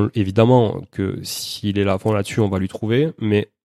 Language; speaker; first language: French; native; French